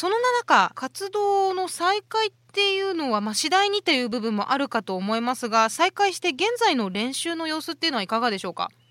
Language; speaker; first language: Japanese; native; Japanese